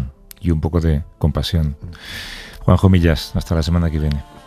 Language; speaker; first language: Spanish; native; Spanish